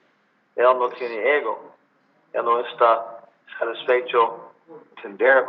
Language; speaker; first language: Spanish; non-native, learner; English